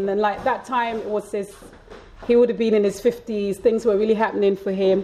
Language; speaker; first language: English; early bilingual, other home language; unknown